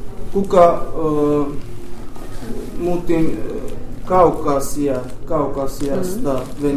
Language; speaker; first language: Finnish; non-native, learner; Armenian